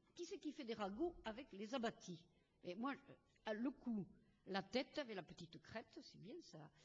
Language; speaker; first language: French; native; French